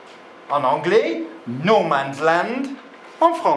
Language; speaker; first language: French; non-native, fluent; English